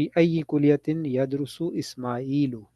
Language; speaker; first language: Arabic; non-native, fluent; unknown